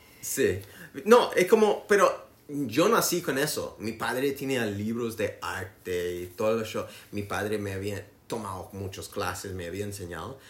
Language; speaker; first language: Spanish; non-native, learner; English